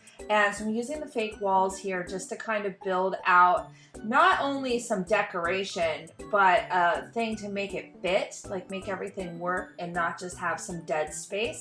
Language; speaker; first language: English; native; English